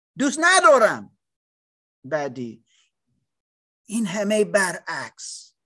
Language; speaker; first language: Persian; non-native, learner; English